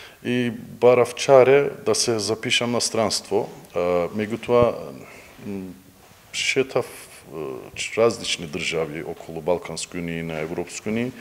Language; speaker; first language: Macedonian; non-native, learner; Turkish